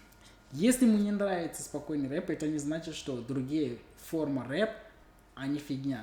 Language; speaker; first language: Russian; non-native, fluent; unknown